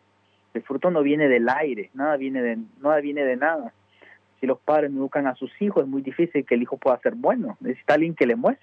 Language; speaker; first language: Spanish; native; Spanish